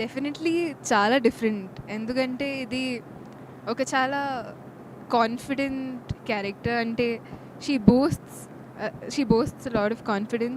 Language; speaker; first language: Telugu; non-native, fluent; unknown